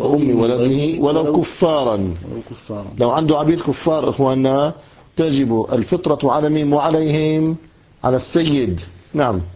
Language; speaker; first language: Arabic; native; Arabic